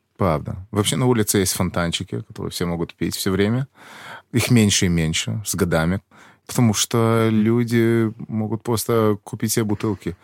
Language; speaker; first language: Russian; early bilingual, heritage; Russian